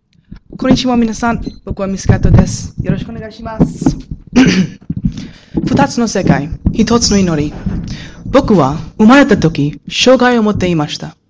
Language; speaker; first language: Japanese; non-native, learner; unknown